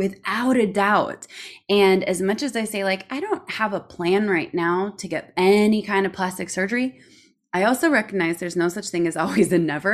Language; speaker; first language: English; native; English